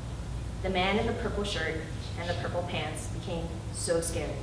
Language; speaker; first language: English; native; English